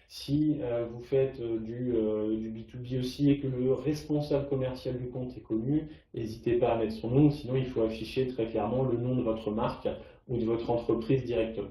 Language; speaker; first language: French; native; French